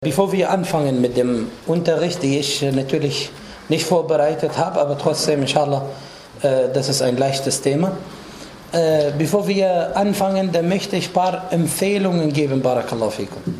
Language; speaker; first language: German; non-native, fluent; Arabic